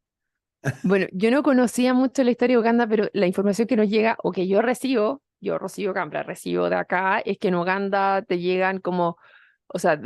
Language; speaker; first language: Spanish; native; Spanish